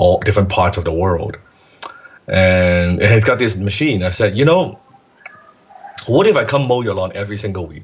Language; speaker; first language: English; non-native, local second language; Cantonese